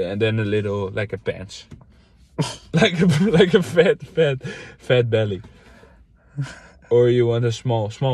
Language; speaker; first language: English; non-native, fluent; Dutch